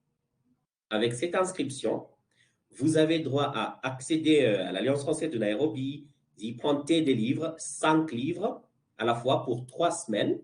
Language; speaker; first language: French; non-native, fluent; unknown